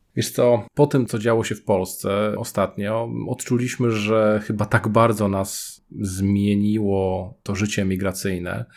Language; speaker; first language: Polish; native; Polish